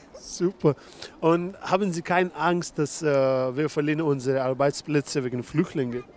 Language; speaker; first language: German; non-native, learner; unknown